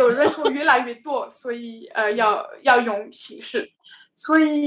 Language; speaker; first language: Chinese; non-native, learner; French